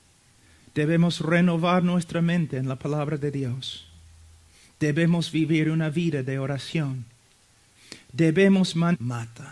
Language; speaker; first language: Spanish; non-native, fluent; English